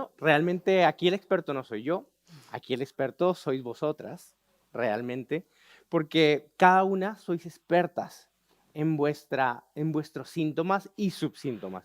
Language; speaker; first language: Spanish; native; Spanish